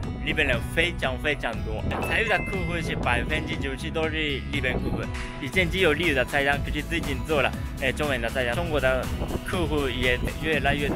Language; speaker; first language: Chinese; non-native, fluent; Japanese